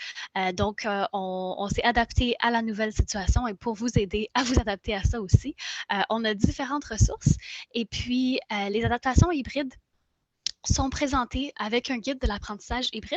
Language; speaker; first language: French; native; French